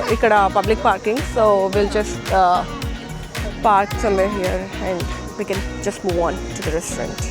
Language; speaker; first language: English; non-native, local second language; Telugu